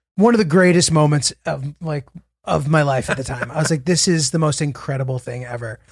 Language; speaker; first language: English; native; English